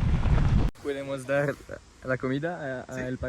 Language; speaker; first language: Spanish; non-native, learner; French